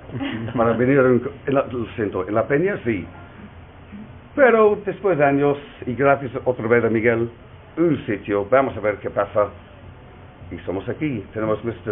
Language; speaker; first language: Spanish; non-native, learner; English